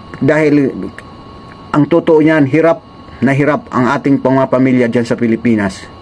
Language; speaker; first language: Filipino; non-native, local second language; Waray